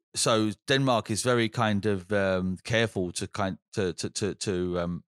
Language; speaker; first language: English; native; English